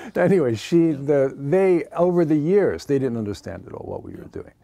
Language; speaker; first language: English; native; English